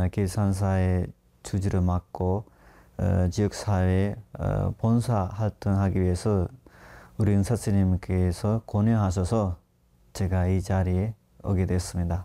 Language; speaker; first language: Korean; non-native, fluent; Sinhala